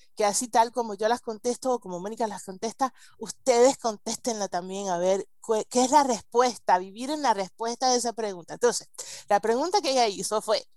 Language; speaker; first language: Spanish; early bilingual, heritage; Spanish